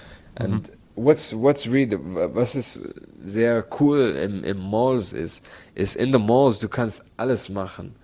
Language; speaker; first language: German; non-native, learner; Arabic